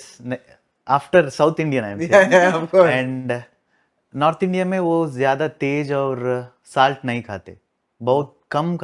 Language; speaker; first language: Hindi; non-native, local second language; Telugu